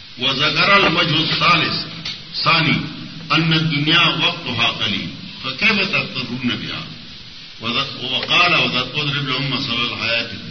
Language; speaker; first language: Urdu; non-native, local second language; Pashto